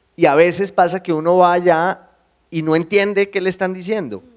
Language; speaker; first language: Spanish; native; Spanish